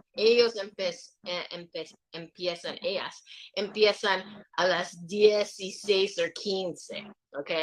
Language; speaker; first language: Spanish; non-native, learner; English